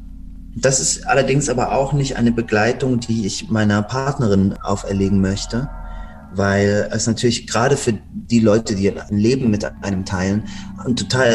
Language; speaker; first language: German; native; German